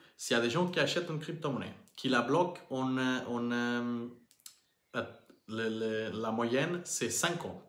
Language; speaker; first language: French; non-native, learner; Portuguese